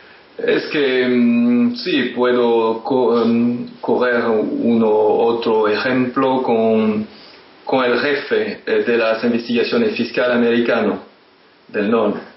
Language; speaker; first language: Spanish; non-native, fluent; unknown